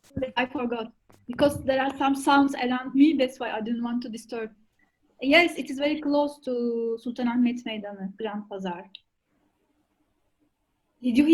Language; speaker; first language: English; non-native, fluent; Turkish